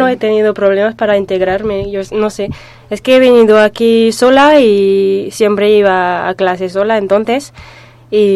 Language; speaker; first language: Spanish; non-native, fluent; French